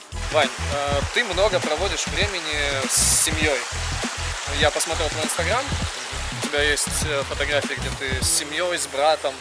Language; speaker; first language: Russian; native; Russian